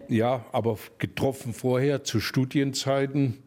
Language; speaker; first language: German; native; German